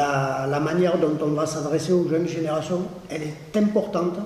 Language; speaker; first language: French; native; French